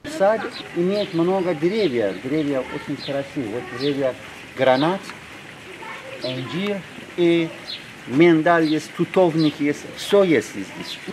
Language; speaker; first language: Russian; non-native, learner; Persian